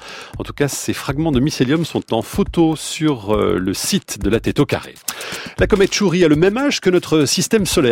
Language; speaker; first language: French; native; French